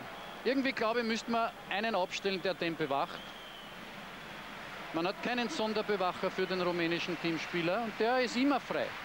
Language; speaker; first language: German; native; German